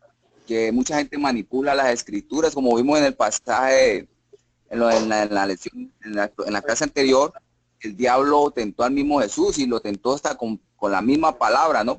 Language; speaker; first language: Spanish; native; Spanish